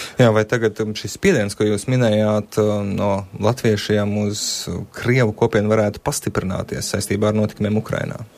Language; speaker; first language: Latvian; native; Latvian